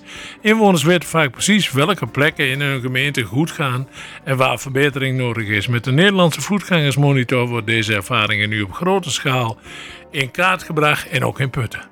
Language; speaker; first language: Dutch; native; Dutch